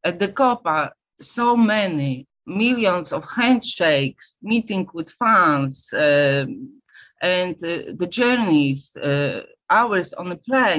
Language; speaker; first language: English; non-native, fluent; Polish